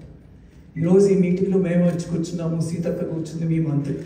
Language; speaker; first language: Telugu; native; Telugu